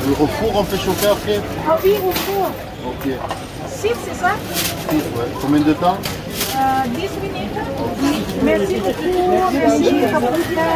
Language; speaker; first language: French; non-native, learner; Thai